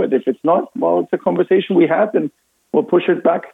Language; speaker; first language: English; non-native, fluent; German